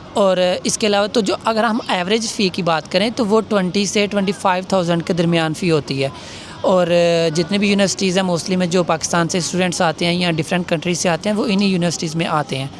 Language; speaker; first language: Urdu; non-native, local second language; Punjabi